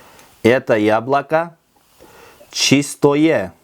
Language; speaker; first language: Russian; non-native, local second language; Kyrgyz